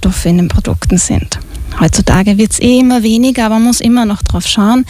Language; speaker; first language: German; native; German